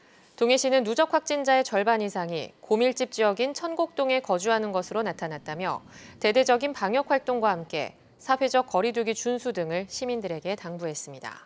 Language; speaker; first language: Korean; native; Korean